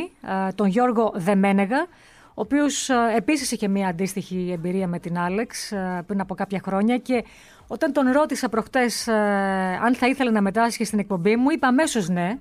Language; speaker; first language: Greek; native; Greek